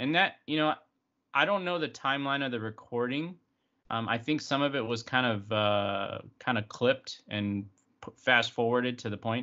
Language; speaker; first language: English; native; English